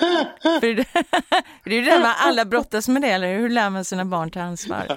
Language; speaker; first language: Swedish; native; Swedish